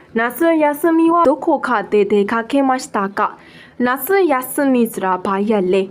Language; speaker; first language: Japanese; non-native, fluent; Burmese